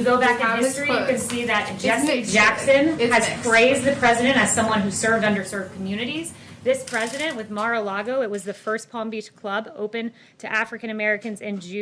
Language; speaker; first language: English; native; English